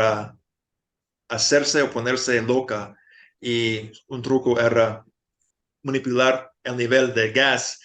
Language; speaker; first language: Spanish; non-native, fluent; English